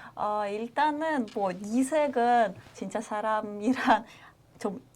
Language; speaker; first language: Korean; non-native, fluent; Russian